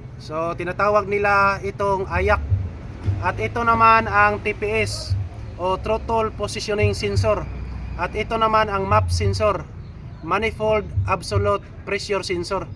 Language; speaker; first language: Filipino; non-native, local second language; Cebuano